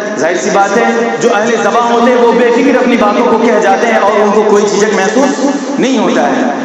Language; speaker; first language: Urdu; non-native, local second language; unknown